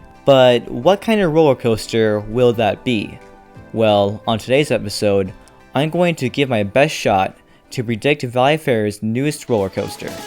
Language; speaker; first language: English; native; English